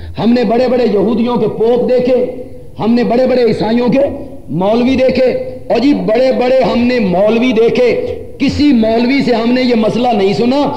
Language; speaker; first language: Urdu; non-native, local second language; Punjabi